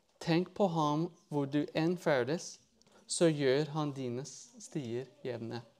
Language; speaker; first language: Norwegian; non-native, fluent; English